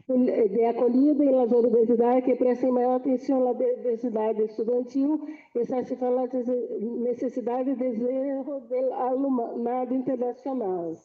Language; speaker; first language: Portuguese; non-native, fluent; Spanish